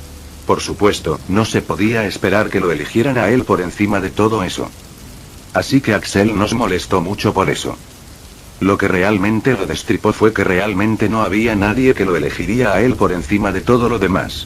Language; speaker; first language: Spanish; native; Spanish